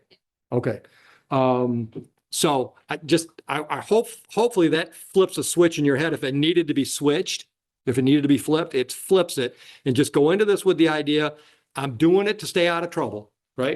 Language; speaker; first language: English; native; English